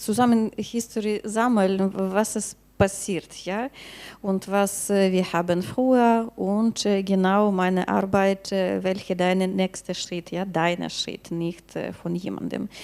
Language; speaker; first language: German; non-native, learner; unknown